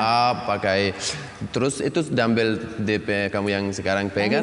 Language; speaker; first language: Indonesian; non-native, learner; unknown